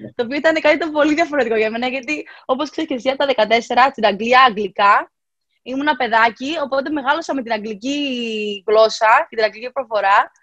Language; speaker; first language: Greek; native; Greek